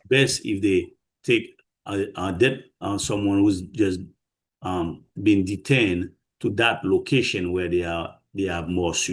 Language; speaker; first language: English; non-native, fluent; Haitian Creole